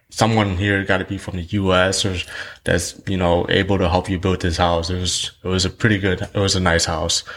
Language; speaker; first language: English; early bilingual, other home language; Vietnamese